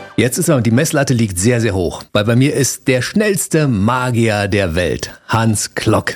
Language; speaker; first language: German; native; German